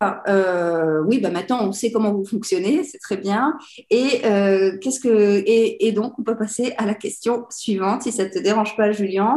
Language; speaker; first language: French; native; French